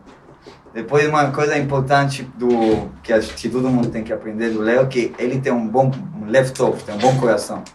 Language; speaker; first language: Portuguese; non-native, fluent; Spanish